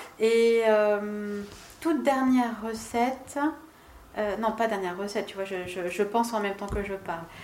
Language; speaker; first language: French; native; French